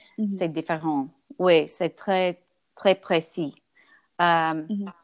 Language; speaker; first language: French; non-native, learner; English